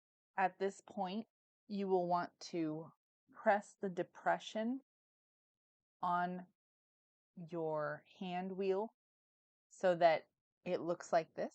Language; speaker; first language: English; native; English